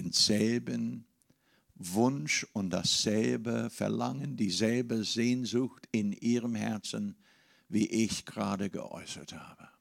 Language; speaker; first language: German; non-native, fluent; English